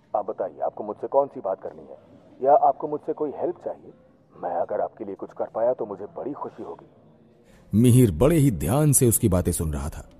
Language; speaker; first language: Hindi; native; Hindi